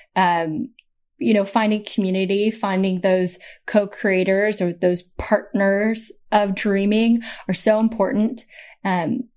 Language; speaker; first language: English; native; English